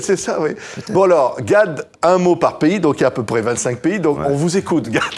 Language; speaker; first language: French; native; French